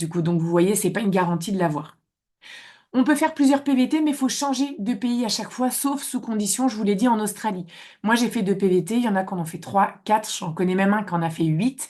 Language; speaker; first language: French; native; French